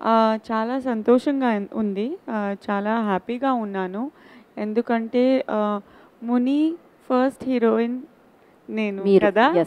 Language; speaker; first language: Telugu; non-native, learner; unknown